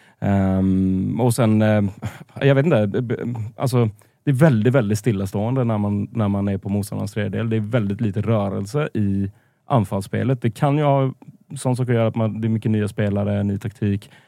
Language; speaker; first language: Swedish; native; Swedish